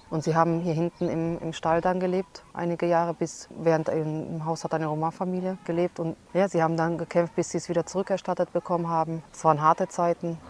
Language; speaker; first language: German; early bilingual, other home language; Hungarian